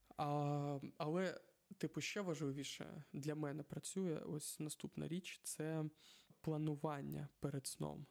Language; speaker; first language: Ukrainian; non-native, local second language; Russian